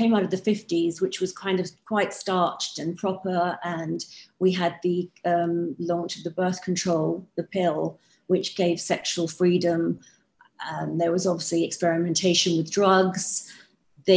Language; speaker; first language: English; native; English